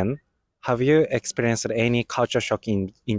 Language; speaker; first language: English; non-native, fluent; Japanese